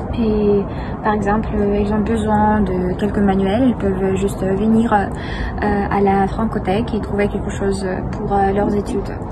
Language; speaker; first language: French; non-native, fluent; Russian